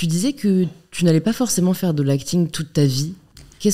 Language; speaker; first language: French; native; French